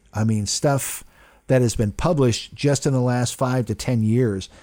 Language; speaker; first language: English; early bilingual, other home language; Italian